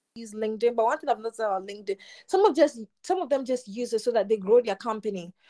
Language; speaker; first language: English; non-native, local second language; Akan